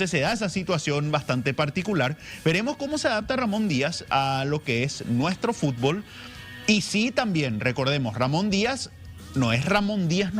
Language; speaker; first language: Spanish; native; Spanish